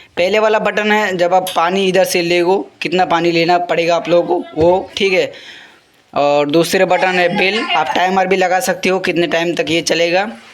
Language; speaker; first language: Hindi; non-native, local second language; Bangla